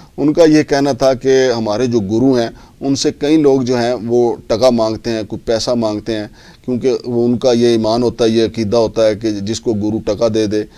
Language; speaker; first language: Urdu; native; Urdu